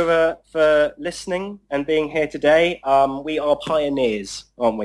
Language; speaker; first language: English; native; English